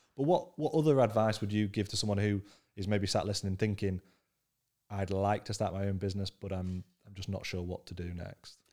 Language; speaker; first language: English; native; English